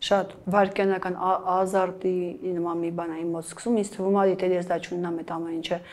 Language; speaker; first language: Armenian; native; Armenian